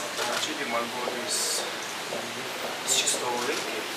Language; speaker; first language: Russian; non-native, learner; Mongolian